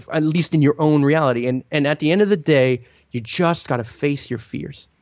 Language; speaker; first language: English; non-native, fluent; Italian